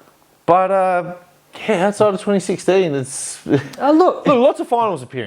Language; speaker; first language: English; native; English